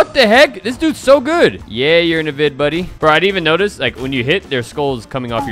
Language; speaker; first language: English; native; English